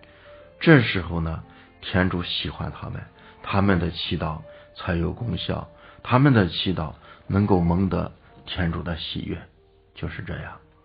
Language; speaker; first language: Chinese; native; Chinese